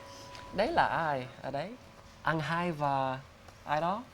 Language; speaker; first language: Vietnamese; early bilingual, heritage; English